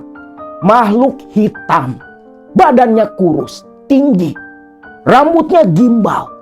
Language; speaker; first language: Indonesian; non-native, local second language; Sundanese